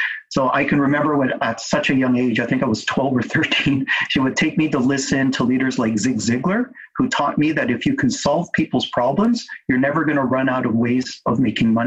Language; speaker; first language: English; native; English